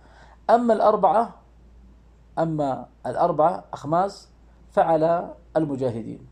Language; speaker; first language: Arabic; native; Arabic